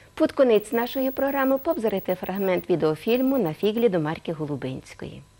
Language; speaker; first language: Ukrainian; native; Ukrainian